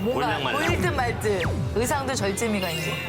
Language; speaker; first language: Korean; native; Korean